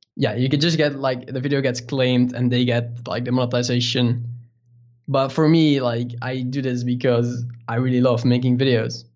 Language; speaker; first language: English; non-native, fluent; Dutch